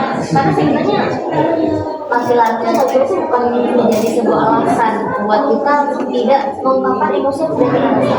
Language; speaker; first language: Indonesian; native; Indonesian